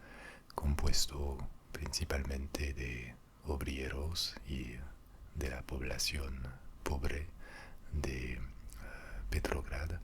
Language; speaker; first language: Spanish; non-native, fluent; French